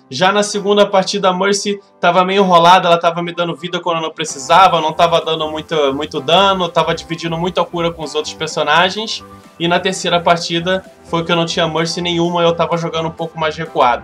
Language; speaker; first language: Portuguese; native; Portuguese